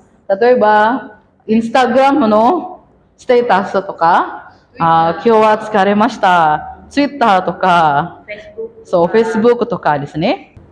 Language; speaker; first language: Japanese; non-native, fluent; Indonesian